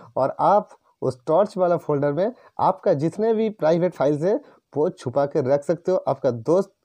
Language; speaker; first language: Hindi; non-native, local second language; Bangla